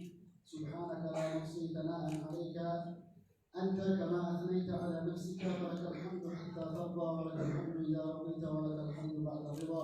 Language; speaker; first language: Arabic; native; Arabic